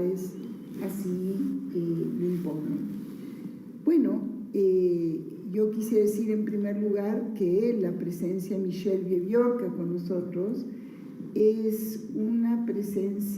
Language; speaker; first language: Spanish; native; Spanish